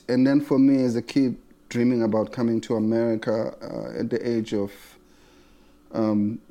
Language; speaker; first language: English; non-native, local second language; Zulu